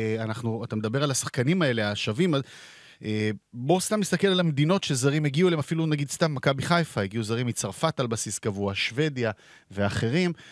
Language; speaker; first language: Hebrew; native; Hebrew